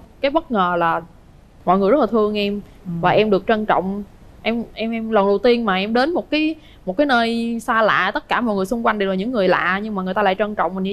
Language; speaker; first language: Vietnamese; native; Vietnamese